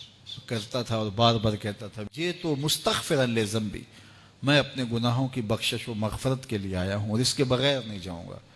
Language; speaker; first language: Urdu; native; Urdu